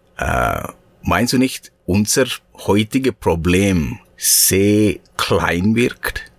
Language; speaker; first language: German; non-native, fluent; Sinhala